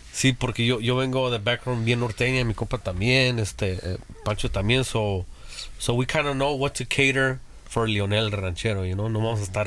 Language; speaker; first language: Spanish; native; Spanish